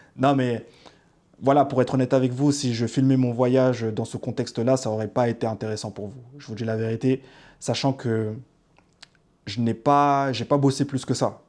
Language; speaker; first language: French; native; French